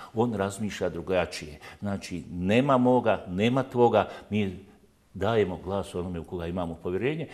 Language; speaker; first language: Bosnian; native; Bosnian